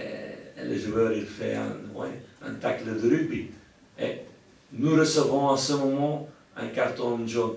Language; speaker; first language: French; non-native, local second language; Dutch